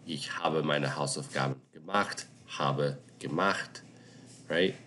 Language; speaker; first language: German; non-native, fluent; English